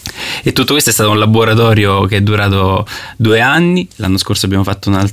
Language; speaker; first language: Italian; native; Italian